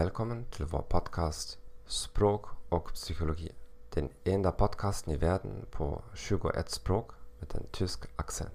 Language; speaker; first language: Swedish; non-native, learner; German